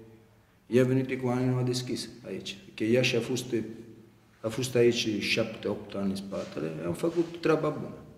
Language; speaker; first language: Romanian; non-native, learner; Italian